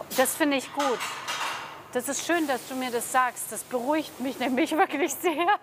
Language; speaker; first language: German; native; German